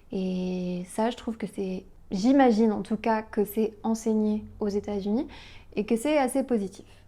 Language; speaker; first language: French; native; French